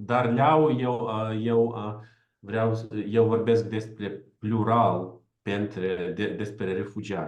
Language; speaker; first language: Romanian; non-native, learner; Ukrainian